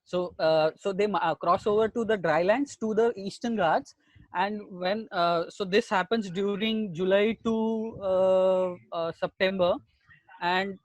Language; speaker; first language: English; non-native, local second language; Marathi